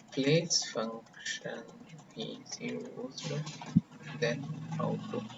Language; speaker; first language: English; non-native, local second language; Kannada